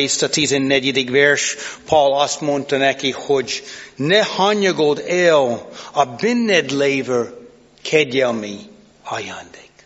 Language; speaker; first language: Hungarian; non-native, fluent; English